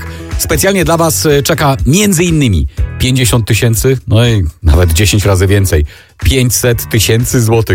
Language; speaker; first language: Polish; native; Polish